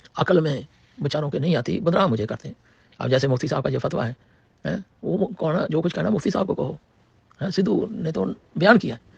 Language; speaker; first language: Urdu; non-native, local second language; Punjabi